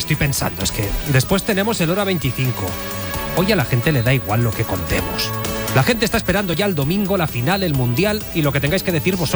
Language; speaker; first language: Spanish; native; Spanish